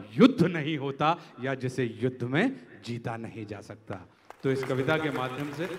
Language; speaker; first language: Hindi; native; Hindi